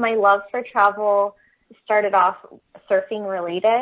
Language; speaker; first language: English; native; English